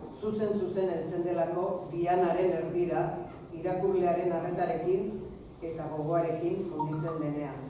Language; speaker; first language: Basque; native; Basque